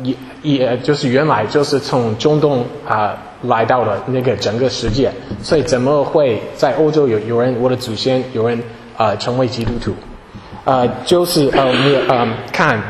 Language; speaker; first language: Chinese; non-native, fluent; English